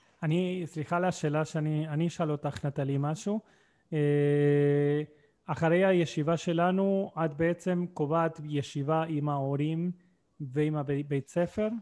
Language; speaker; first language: Hebrew; non-native, fluent; Spanish